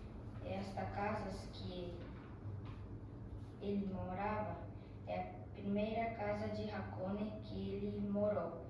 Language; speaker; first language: Portuguese; early bilingual, heritage; Portuguese